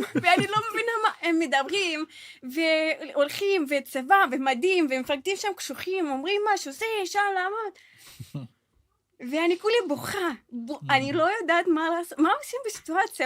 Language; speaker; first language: Hebrew; non-native, fluent; Russian